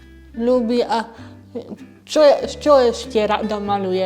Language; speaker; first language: Slovak; non-native, local second language; Hungarian